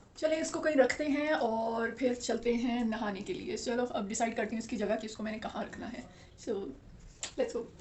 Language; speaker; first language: Urdu; native; Urdu